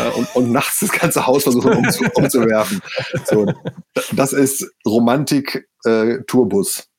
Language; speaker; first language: German; native; German